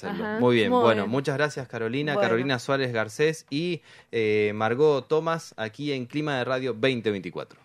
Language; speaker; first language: Spanish; native; Spanish